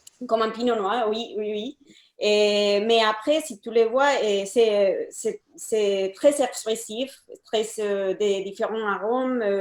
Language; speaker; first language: French; non-native, fluent; Spanish